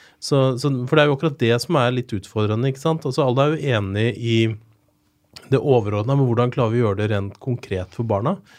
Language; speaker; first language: Norwegian; native; Norwegian